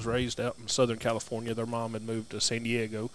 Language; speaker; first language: English; native; English